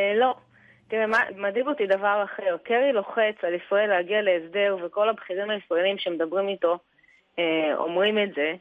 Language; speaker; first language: Hebrew; native; Hebrew